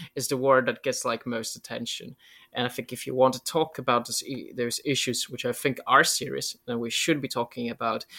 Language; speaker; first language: English; non-native, fluent; Polish